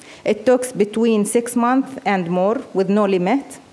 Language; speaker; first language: English; non-native, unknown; Arabic